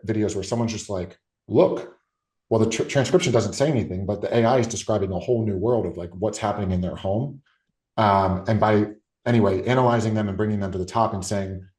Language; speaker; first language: English; native; English